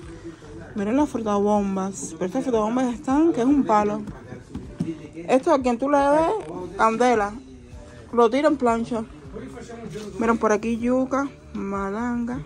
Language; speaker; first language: Spanish; native; Spanish